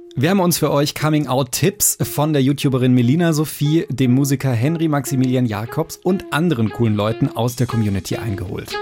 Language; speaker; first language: German; native; German